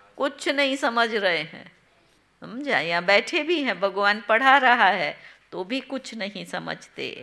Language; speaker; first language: Hindi; non-native, local second language; Gujarati